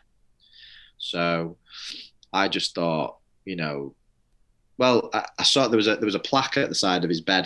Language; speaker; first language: English; native; English